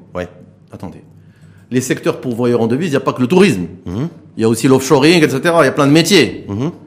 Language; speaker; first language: French; non-native, local second language; Arabic